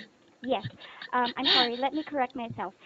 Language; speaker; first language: English; non-native, local second language; Filipino